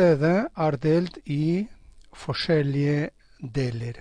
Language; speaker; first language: Norwegian; non-native, fluent; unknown